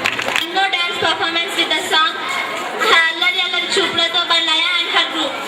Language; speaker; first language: English; non-native, local second language; Telugu